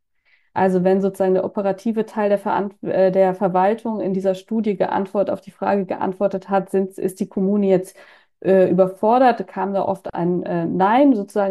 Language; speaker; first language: German; native; German